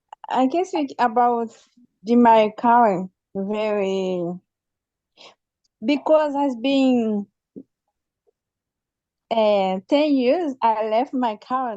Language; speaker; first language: English; non-native, learner; Haitian Creole